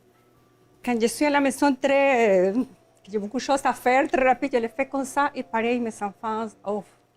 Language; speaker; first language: French; non-native, learner; Spanish